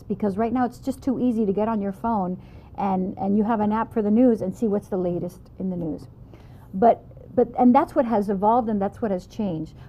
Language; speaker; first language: English; native; English